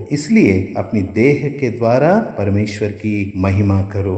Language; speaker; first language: Hindi; native; Hindi